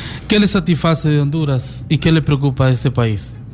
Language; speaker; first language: Spanish; native; Spanish